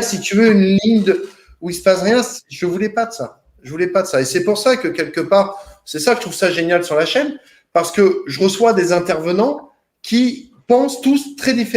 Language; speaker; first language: French; native; French